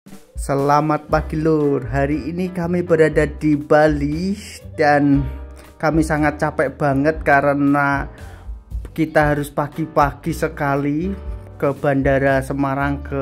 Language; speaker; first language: Indonesian; native; Indonesian